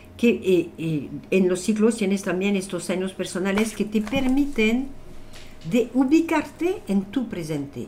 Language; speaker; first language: Spanish; non-native, fluent; French